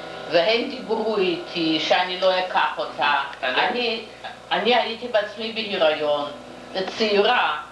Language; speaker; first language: Hebrew; non-native, fluent; Yiddish